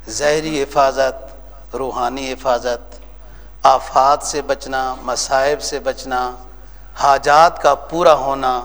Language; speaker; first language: Urdu; native; Urdu